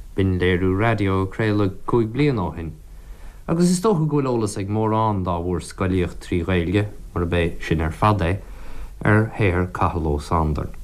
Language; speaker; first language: Irish; native; Irish